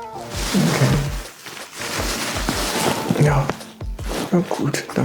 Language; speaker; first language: German; non-native, learner; Japanese